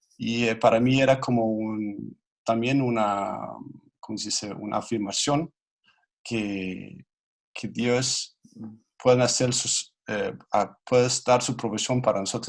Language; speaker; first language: Spanish; non-native, fluent; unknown